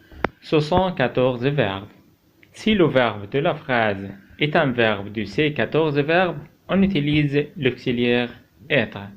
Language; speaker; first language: French; non-native, local second language; Arabic